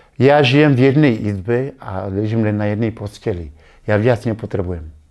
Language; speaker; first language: Slovak; non-native, fluent; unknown